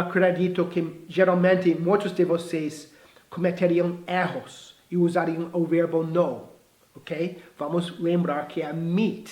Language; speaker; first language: Portuguese; non-native, fluent; English